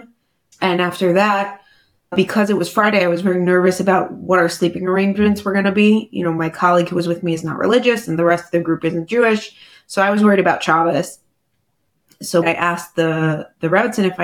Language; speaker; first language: English; native; English